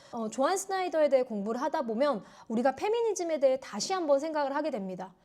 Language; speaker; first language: Korean; native; Korean